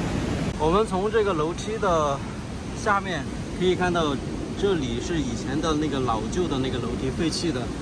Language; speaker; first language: Chinese; native; Chinese